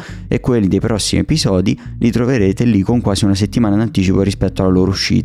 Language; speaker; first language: Italian; native; Italian